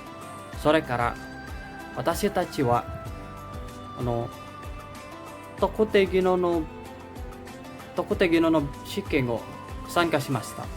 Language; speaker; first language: Japanese; non-native, learner; Indonesian